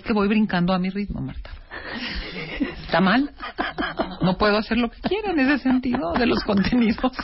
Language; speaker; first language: Spanish; native; Spanish